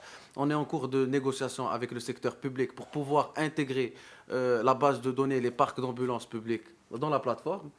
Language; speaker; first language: French; non-native, local second language; Arabic